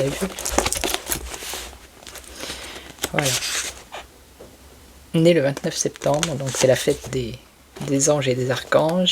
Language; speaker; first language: French; native; French